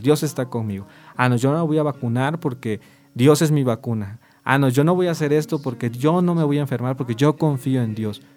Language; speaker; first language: Spanish; native; Spanish